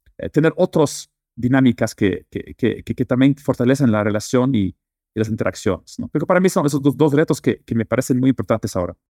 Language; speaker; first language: Spanish; non-native, fluent; Dutch